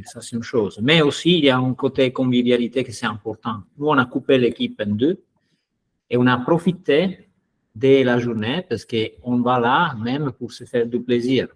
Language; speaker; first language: French; non-native, fluent; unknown